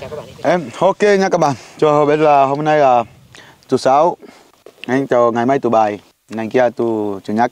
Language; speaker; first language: Vietnamese; non-native, learner; Portuguese